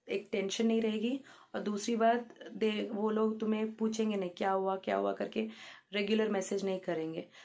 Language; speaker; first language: Hindi; non-native, local second language; Telugu